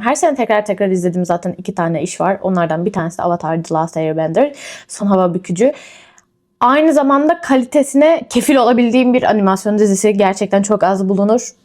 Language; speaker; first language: Turkish; native; Turkish